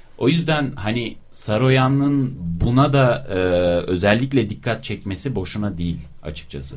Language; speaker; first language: Turkish; native; Turkish